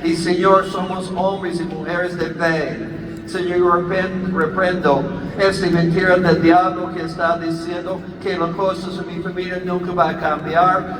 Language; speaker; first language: Spanish; non-native, learner; English